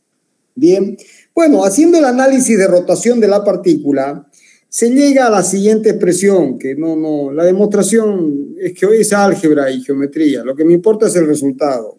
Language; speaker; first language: Spanish; native; Spanish